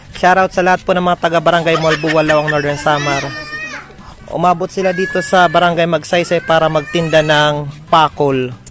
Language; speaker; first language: Filipino; non-native, local second language; Waray